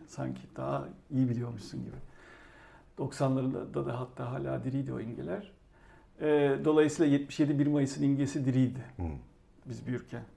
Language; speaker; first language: Turkish; native; Turkish